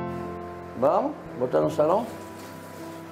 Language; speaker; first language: Portuguese; non-native, fluent; French